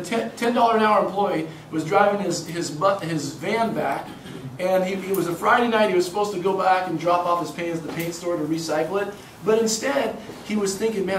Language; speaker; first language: English; native; English